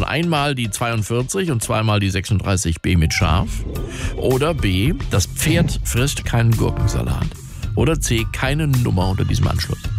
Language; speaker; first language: German; native; German